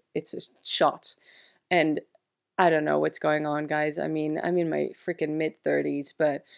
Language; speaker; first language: English; non-native, fluent; French